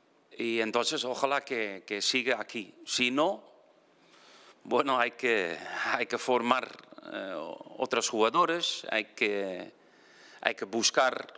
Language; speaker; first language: Spanish; non-native, fluent; Dutch